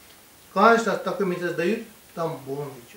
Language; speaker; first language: Russian; non-native, learner; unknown